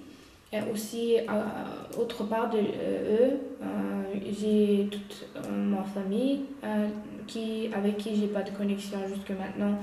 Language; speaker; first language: French; non-native, learner; Uyghur